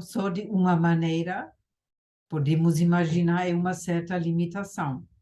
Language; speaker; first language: Portuguese; non-native, fluent; German